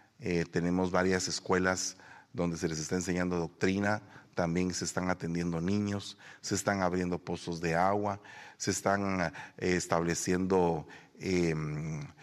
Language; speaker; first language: Spanish; native; Spanish